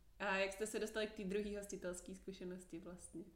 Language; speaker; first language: Czech; native; Czech